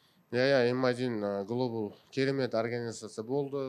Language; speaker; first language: Russian; non-native, local second language; Kazakh